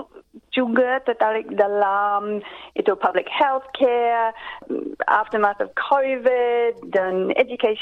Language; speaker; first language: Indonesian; non-native, fluent; English